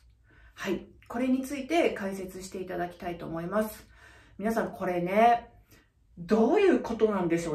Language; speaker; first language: Japanese; native; Japanese